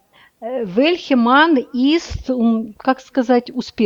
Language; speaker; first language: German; non-native, learner; Russian